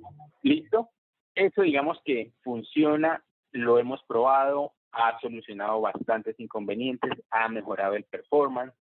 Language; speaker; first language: Spanish; native; Spanish